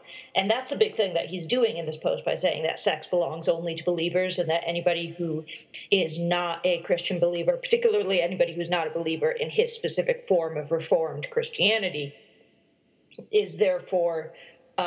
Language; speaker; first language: English; native; English